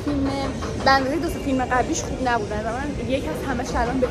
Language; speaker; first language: Persian; native; Persian